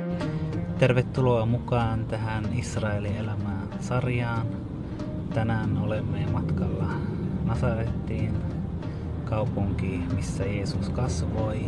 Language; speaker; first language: Finnish; non-native, fluent; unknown